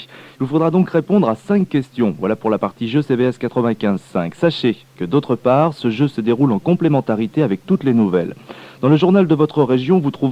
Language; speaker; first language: French; native; French